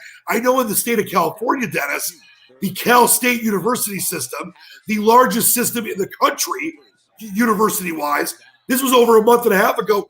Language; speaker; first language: English; native; English